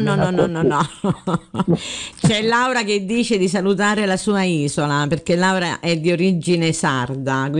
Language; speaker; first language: Italian; native; Italian